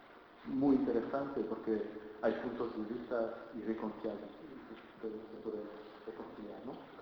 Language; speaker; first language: Spanish; non-native, fluent; French